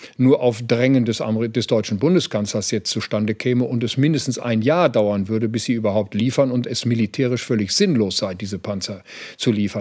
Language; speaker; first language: German; native; German